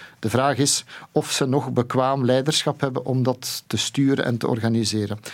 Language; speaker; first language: Dutch; native; Dutch